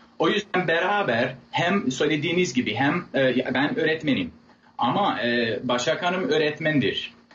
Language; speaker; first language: Turkish; non-native, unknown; English